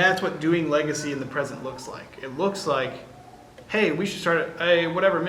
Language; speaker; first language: English; native; English